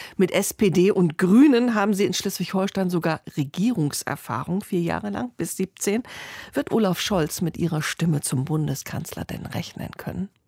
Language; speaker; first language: German; native; German